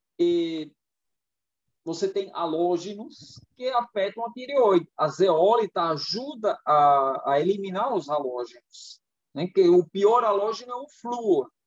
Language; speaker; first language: Portuguese; non-native, fluent; German